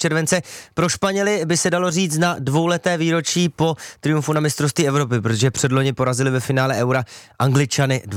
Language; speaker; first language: Czech; native; Czech